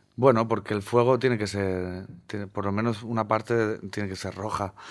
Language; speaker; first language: Spanish; native; Spanish